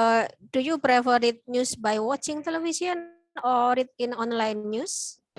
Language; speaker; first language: English; non-native, learner; Indonesian